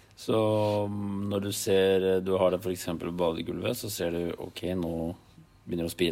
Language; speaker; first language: Norwegian; native; Norwegian